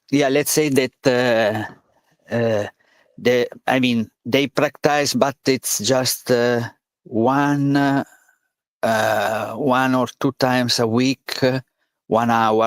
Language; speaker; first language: English; non-native, learner; Italian